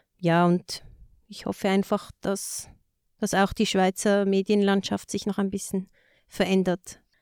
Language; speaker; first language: German; native; German